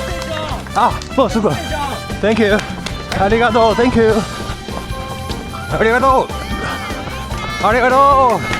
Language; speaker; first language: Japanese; non-native, learner; Chinese